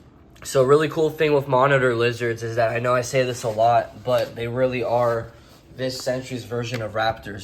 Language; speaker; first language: English; native; English